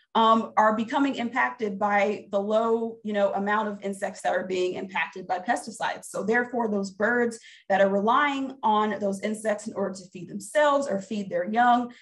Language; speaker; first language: English; native; English